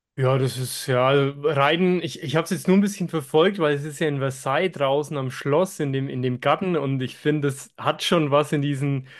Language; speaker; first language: German; native; German